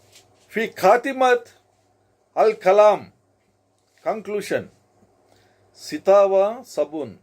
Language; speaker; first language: Arabic; non-native, learner; Telugu